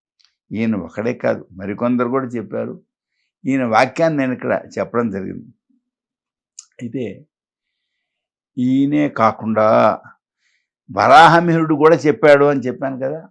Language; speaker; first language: Telugu; native; Telugu